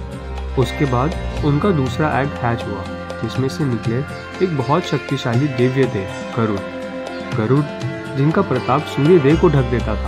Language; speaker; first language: Hindi; native; Hindi